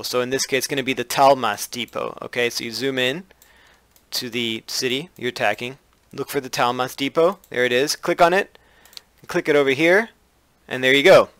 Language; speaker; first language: English; native; English